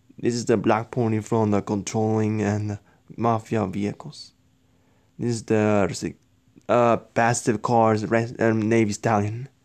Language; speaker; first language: English; non-native, learner; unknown